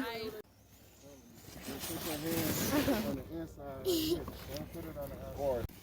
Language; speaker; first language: English; native; English